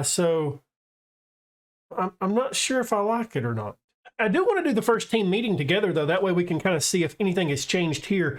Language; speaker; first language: English; native; English